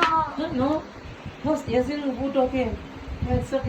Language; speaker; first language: English; non-native, learner; Malayalam